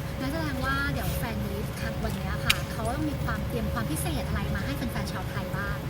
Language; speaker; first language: Thai; native; Thai